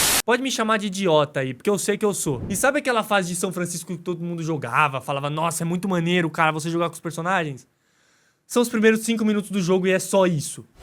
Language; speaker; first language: Portuguese; native; Portuguese